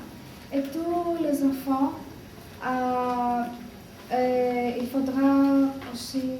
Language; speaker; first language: French; non-native, learner; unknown